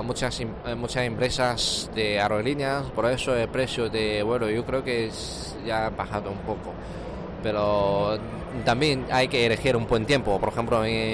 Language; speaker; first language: Spanish; non-native, fluent; Chinese